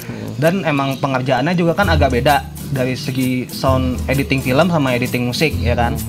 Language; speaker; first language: Indonesian; native; Indonesian